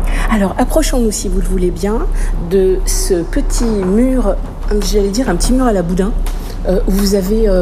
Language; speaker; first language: French; native; French